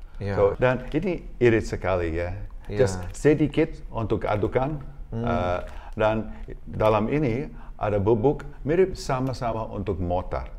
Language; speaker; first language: Indonesian; non-native, learner; English